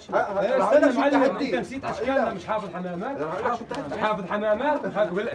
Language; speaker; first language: Arabic; native; Arabic